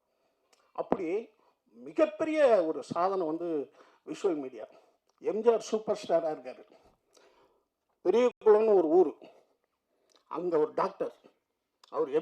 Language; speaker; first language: Tamil; native; Tamil